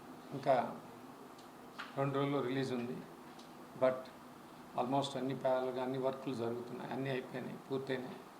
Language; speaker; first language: Telugu; native; Telugu